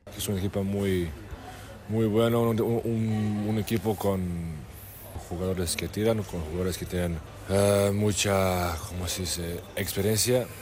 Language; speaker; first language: Spanish; non-native, fluent; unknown